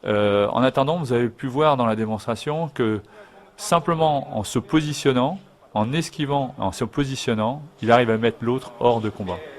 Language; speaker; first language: French; native; French